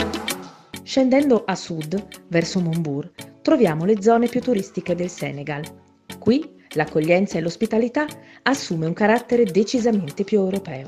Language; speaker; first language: Italian; native; Italian